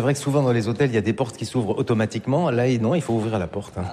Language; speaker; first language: French; native; French